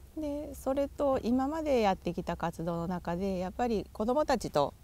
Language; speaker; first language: Japanese; native; Japanese